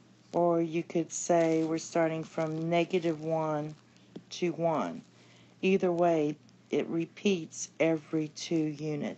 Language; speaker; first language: English; native; English